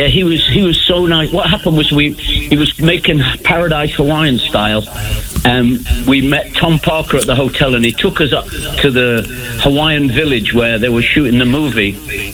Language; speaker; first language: English; native; English